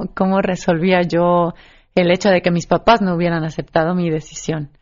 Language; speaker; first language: Spanish; native; Spanish